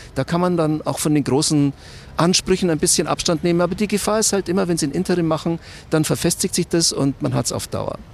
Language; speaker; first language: German; native; German